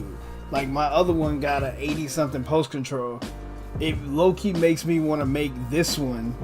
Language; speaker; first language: English; native; English